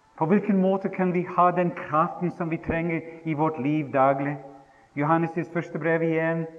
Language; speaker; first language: Norwegian; non-native, fluent; English